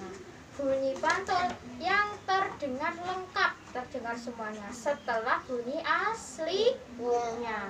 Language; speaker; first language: Indonesian; native; Indonesian